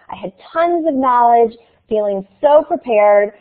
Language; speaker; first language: English; native; English